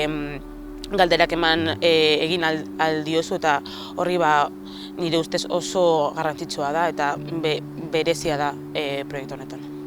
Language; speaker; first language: Basque; non-native, local second language; Spanish